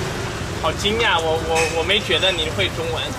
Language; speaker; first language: Chinese; non-native, fluent; English